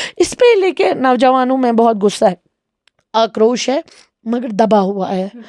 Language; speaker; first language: Urdu; non-native, local second language; Kashmiri